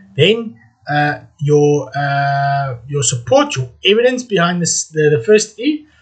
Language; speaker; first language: English; non-native, local second language; Afrikaans